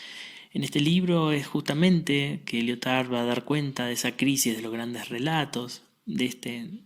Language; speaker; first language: Spanish; native; Spanish